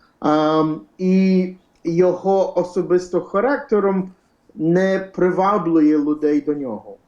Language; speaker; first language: Ukrainian; early bilingual, heritage; Ukrainian